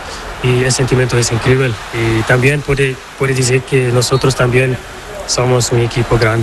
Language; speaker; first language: Spanish; non-native, learner; Portuguese